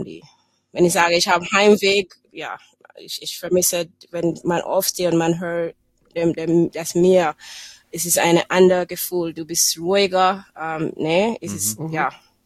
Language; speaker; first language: German; non-native, fluent; English